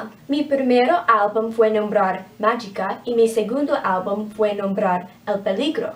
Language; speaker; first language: Spanish; non-native, learner; English